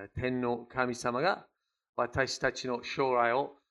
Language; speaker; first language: Japanese; non-native, fluent; English